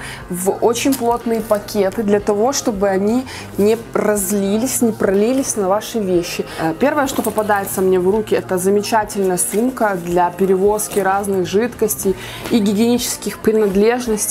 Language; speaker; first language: Russian; native; Russian